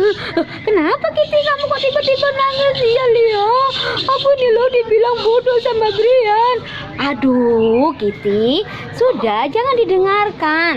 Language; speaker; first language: Indonesian; non-native, local second language; Javanese